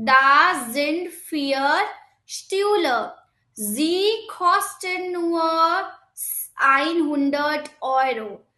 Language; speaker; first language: German; non-native, fluent; Hindi